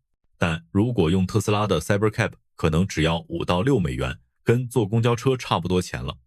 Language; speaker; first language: Chinese; native; Chinese